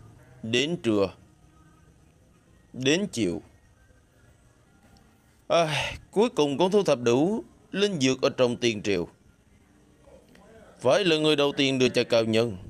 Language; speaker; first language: Vietnamese; native; Vietnamese